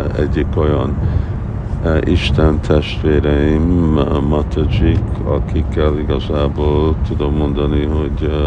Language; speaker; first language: Hungarian; early bilingual, heritage; Hungarian